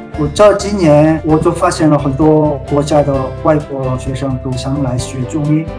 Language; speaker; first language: Chinese; non-native, fluent; Korean